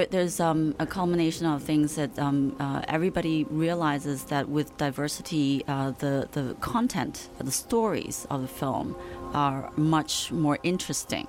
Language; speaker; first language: English; non-native, local second language; Cantonese